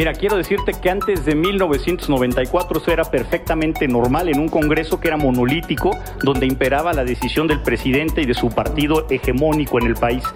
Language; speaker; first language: Spanish; native; Spanish